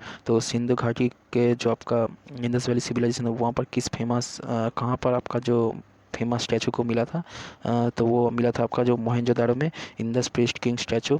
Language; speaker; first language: Hindi; native; Hindi